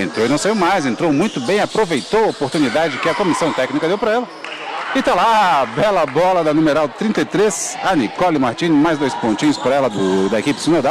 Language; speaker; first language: Portuguese; native; Portuguese